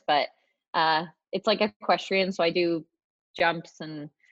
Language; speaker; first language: English; native; English